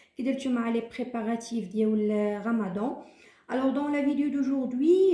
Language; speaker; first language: French; non-native, local second language; Arabic